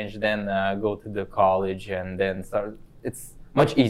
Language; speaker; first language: English; non-native, fluent; Kazakh